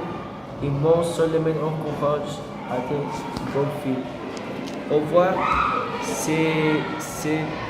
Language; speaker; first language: French; non-native, learner; Spanish